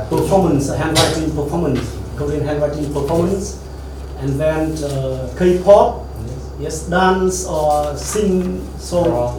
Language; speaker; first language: English; non-native, learner; Vietnamese